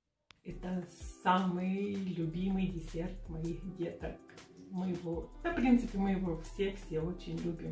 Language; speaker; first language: Russian; native; Russian